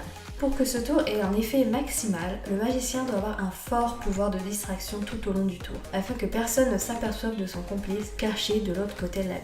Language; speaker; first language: French; native; French